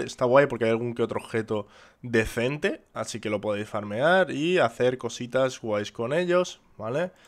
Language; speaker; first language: Spanish; native; Spanish